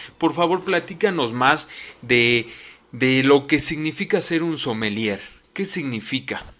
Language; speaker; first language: Spanish; native; Spanish